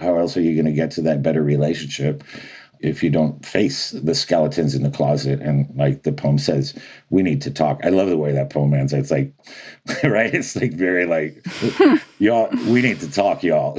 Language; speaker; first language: English; native; English